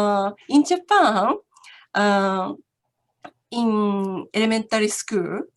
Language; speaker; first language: English; non-native, learner; Japanese